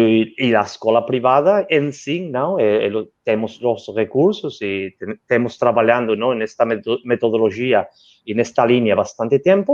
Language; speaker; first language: Portuguese; non-native, learner; Spanish